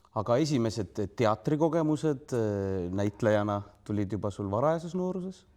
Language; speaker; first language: Estonian; native; Estonian